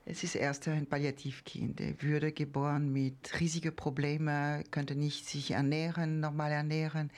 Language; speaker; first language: German; non-native, fluent; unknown